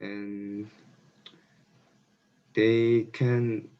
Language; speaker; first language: English; non-native, learner; Korean